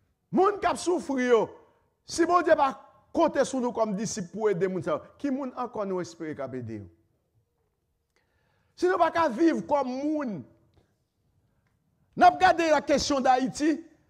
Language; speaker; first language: French; native; French